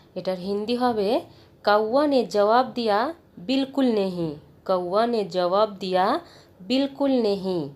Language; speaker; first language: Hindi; non-native, local second language; Bangla